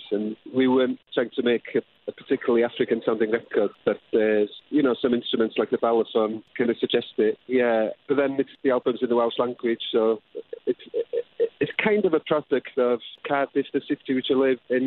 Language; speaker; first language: English; non-native, local second language; Welsh